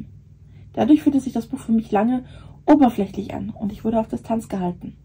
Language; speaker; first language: German; native; German